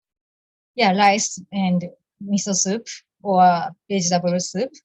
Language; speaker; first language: English; non-native, learner; Japanese